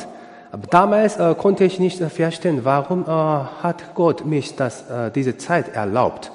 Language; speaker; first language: German; non-native, learner; Korean